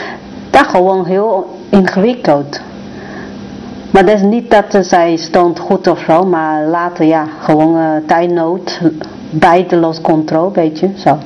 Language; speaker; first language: Dutch; non-native, learner; Chinese